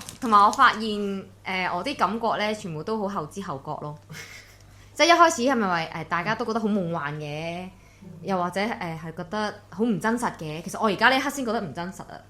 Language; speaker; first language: Cantonese; native; Cantonese